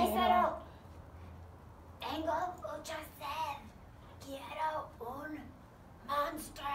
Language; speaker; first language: Spanish; non-native, fluent; English